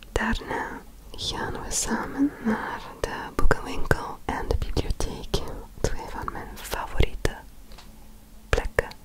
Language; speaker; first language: Dutch; non-native, learner; French